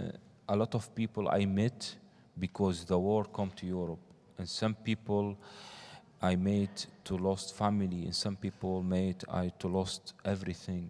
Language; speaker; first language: English; non-native, learner; Arabic